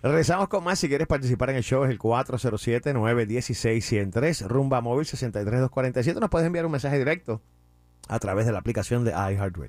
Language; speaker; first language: Spanish; early bilingual, heritage; Spanish